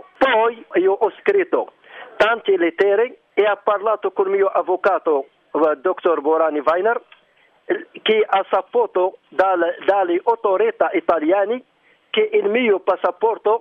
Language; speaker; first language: Italian; non-native, learner; Arabic